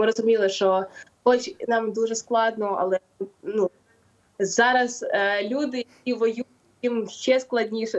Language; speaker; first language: Ukrainian; non-native, local second language; Russian